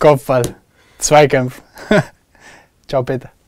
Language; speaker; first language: German; non-native, learner; Italian